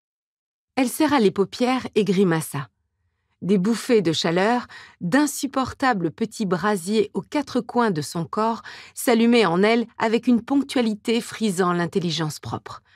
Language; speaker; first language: French; native; French